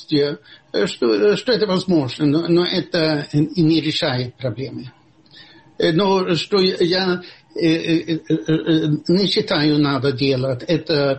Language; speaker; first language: Russian; non-native, fluent; Swedish